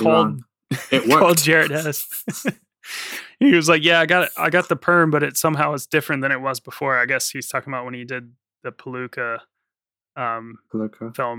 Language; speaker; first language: English; native; English